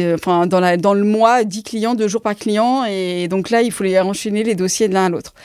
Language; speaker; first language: French; native; French